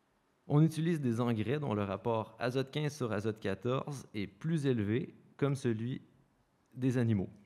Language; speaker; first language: French; native; French